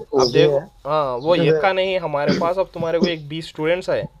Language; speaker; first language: Hindi; non-native, local second language; Telugu